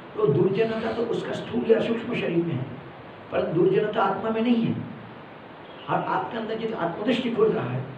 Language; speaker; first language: Hindi; non-native, local second language; Malayalam